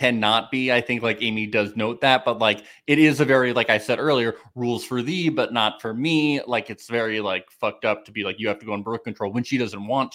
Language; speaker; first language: English; native; English